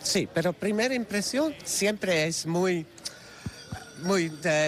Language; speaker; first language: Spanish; non-native, learner; Dutch